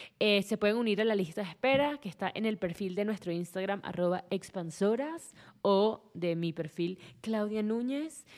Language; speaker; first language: Spanish; native; Spanish